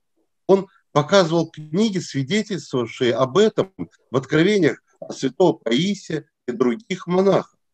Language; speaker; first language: Russian; native; Russian